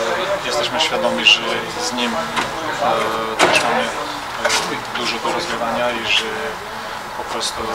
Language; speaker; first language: Polish; non-native, fluent; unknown